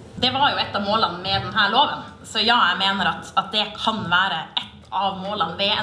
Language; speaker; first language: Norwegian; native; Norwegian